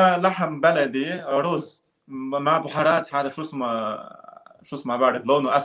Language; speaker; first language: Arabic; non-native, learner; Chinese